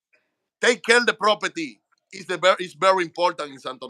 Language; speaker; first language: English; non-native, learner; Spanish